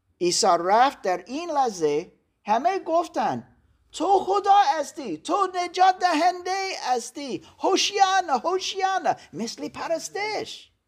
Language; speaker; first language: Persian; non-native, learner; German